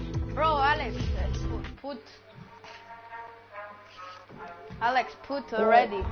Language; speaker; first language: English; non-native, learner; Greek